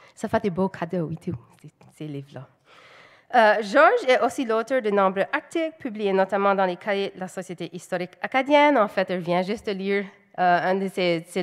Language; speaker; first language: French; native; French